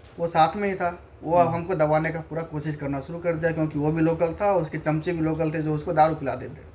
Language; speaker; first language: Hindi; native; Hindi